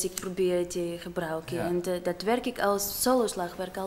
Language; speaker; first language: Dutch; non-native, learner; Bulgarian